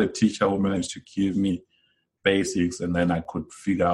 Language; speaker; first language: English; non-native, local second language; Zulu